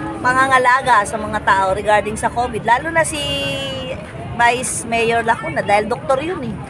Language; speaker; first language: Filipino; native; Filipino